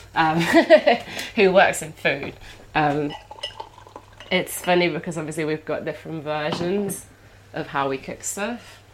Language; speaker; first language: English; non-native, fluent; Italian